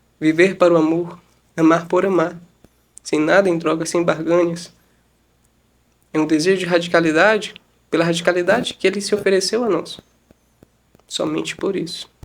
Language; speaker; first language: Portuguese; native; Portuguese